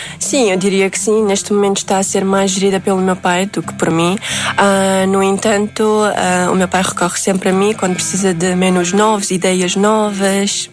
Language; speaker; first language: Portuguese; early bilingual, other home language; Uzbek